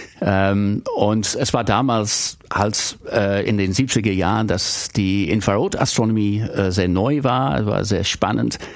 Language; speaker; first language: German; non-native, fluent; English